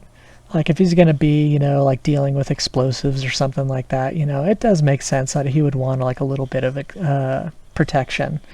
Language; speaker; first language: English; native; English